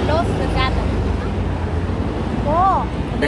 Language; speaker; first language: Korean; non-native, learner; Vietnamese